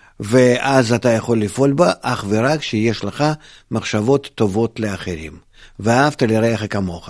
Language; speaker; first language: Hebrew; non-native, fluent; Russian